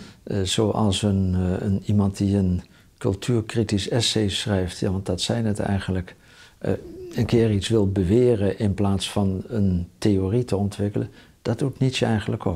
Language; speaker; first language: Dutch; native; Dutch